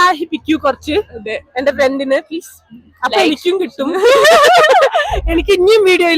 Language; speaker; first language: Malayalam; non-native, local second language; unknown